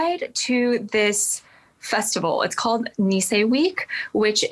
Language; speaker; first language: English; native; English